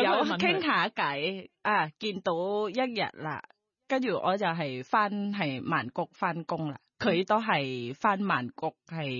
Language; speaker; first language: Cantonese; non-native, learner; Thai